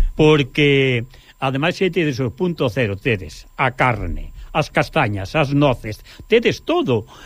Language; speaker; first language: Galician; native; Galician